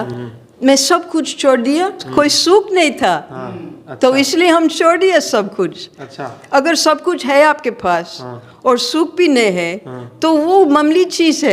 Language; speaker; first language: Hindi; non-native, fluent; English